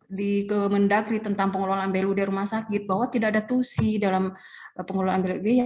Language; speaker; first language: Indonesian; native; Indonesian